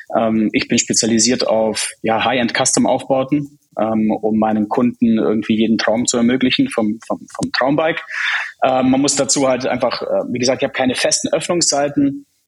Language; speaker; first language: German; early bilingual, other home language; Czech